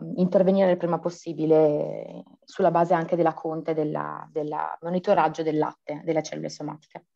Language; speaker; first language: Italian; native; Italian